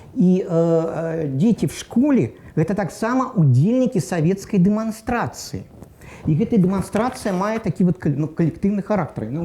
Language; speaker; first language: Belarusian; non-native, local second language; Russian